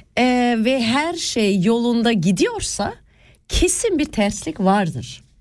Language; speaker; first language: Turkish; early bilingual, other home language; Swiss German